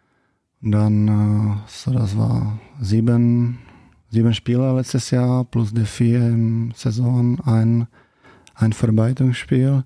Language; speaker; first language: German; non-native, fluent; Czech